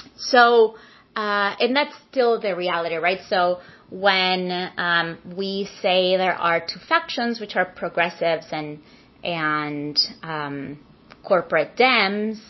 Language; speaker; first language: English; non-native, fluent; Spanish